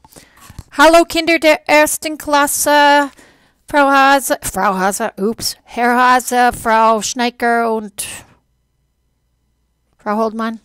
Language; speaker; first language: German; non-native, fluent; English